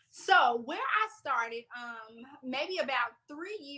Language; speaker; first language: English; native; English